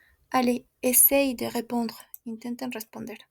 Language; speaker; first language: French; non-native, fluent; Spanish